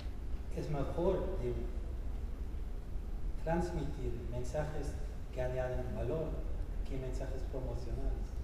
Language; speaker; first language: Spanish; non-native, fluent; German